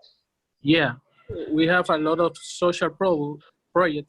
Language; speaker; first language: English; non-native, learner; Spanish